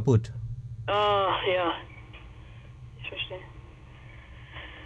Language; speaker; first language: German; non-native, learner; Spanish